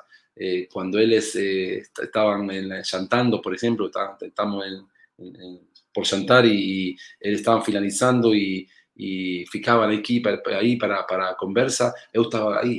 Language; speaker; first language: Spanish; non-native, learner; Portuguese